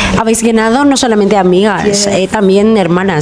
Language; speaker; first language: Spanish; non-native, fluent; Filipino